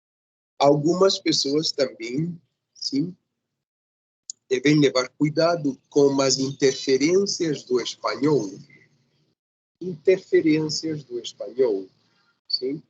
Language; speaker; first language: Portuguese; non-native, fluent; Spanish